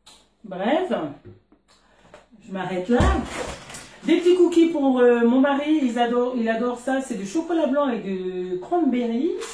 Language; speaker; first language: French; native; French